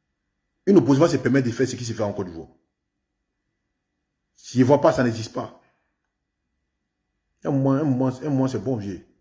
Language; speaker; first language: French; native; French